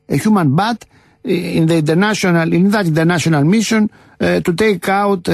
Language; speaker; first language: English; non-native, learner; Greek